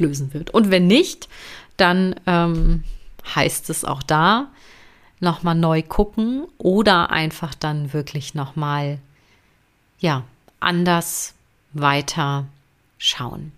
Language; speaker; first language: German; native; German